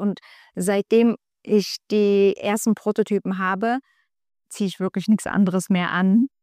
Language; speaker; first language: German; non-native, fluent; Turkish